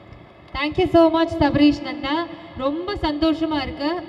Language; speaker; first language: Tamil; native; Tamil